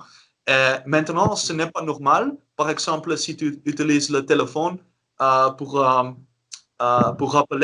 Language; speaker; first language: French; non-native, learner; Dutch